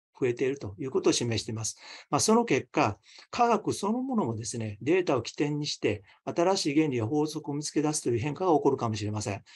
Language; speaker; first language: Japanese; native; Japanese